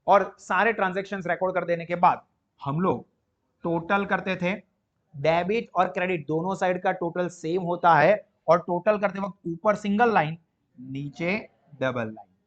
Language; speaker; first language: Hindi; non-native, local second language; Gujarati